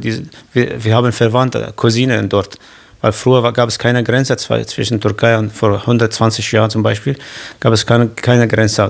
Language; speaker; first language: German; non-native, learner; Kurdish